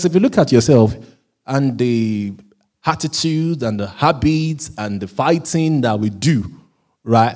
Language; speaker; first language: English; non-native, local second language; Yoruba